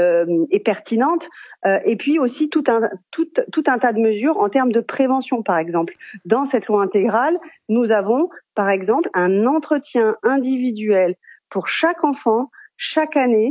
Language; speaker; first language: French; native; French